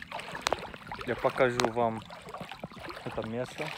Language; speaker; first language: Russian; non-native, learner; Finnish